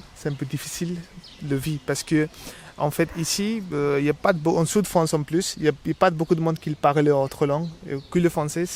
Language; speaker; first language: French; non-native, learner; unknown